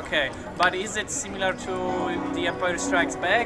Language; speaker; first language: English; non-native, fluent; Polish